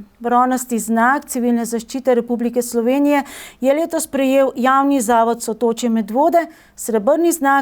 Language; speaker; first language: Slovenian; native; Slovenian